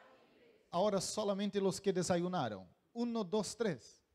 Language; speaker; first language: Spanish; non-native, fluent; Portuguese